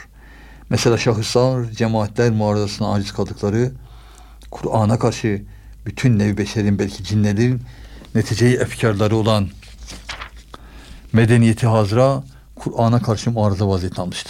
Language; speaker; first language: Turkish; native; Turkish